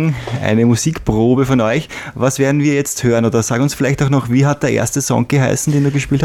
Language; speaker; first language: German; native; German